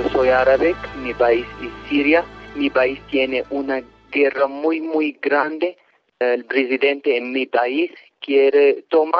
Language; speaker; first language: Spanish; non-native, learner; Arabic